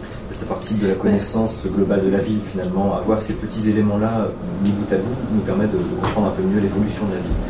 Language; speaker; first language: French; native; French